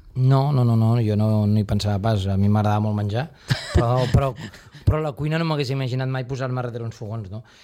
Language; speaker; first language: Catalan; native; Catalan